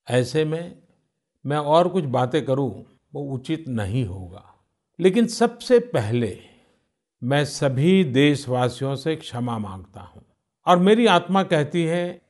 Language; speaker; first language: Hindi; non-native, local second language; Gujarati